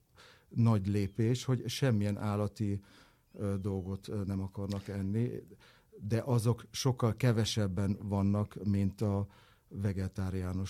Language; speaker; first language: Hungarian; non-native, fluent; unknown